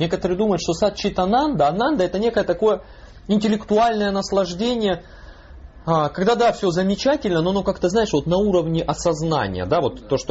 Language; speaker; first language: Russian; native; Russian